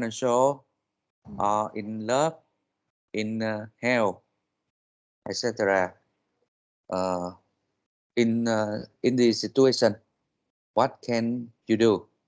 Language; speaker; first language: English; non-native, learner; Vietnamese